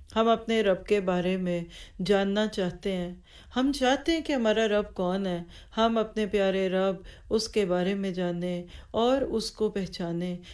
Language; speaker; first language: Urdu; native; Urdu